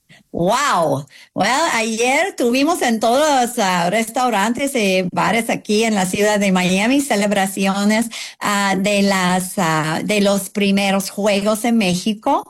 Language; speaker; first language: Spanish; non-native, fluent; English